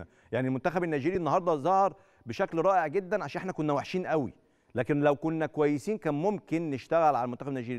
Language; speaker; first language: Arabic; native; Arabic